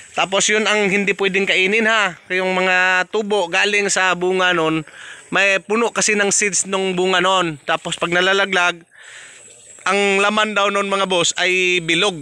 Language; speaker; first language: Filipino; non-native, local second language; Cebuano